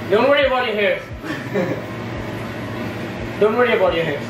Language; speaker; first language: English; non-native, fluent; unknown